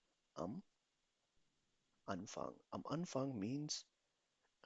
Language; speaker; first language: German; non-native, fluent; Urdu